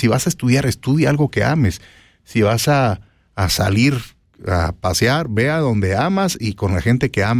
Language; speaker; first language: Spanish; native; Spanish